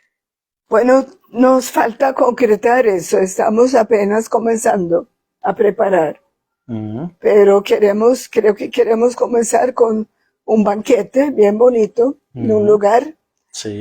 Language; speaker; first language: Spanish; non-native, fluent; Swedish